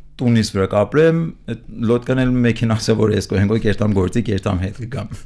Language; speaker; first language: Armenian; early bilingual, heritage; Armenian